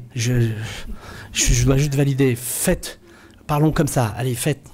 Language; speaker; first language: French; early bilingual, other home language; Arabic